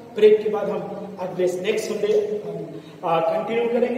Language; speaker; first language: Hindi; non-native, local second language; Marathi